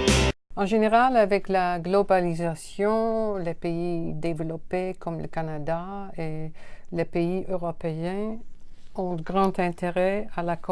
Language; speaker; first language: French; non-native, fluent; Dutch